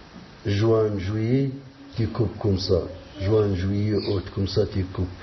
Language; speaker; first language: French; non-native, learner; Arabic